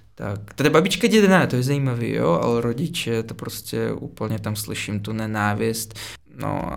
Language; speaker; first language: Czech; non-native, fluent; Russian